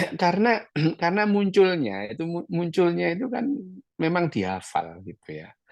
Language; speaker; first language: Indonesian; non-native, local second language; Arabic